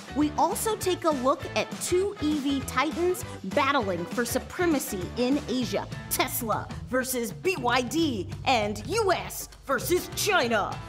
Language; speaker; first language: English; native; English